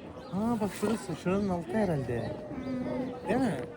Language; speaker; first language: Turkish; native; Turkish